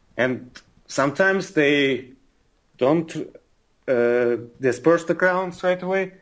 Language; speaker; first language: English; non-native, fluent; Russian